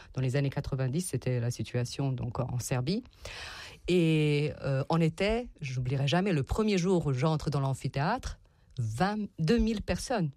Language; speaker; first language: French; non-native, fluent; Serbian